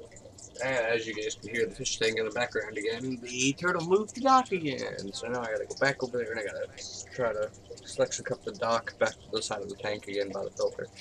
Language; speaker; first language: English; native; English